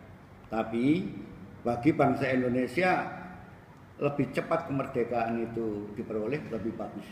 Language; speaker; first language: Indonesian; native; Indonesian